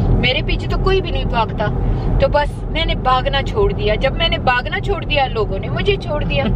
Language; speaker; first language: Urdu; non-native, local second language; Pashto